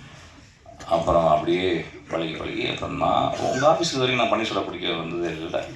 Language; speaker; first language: Tamil; native; Tamil